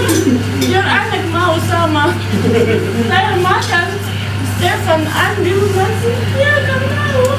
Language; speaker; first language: Indonesian; non-native, learner; Russian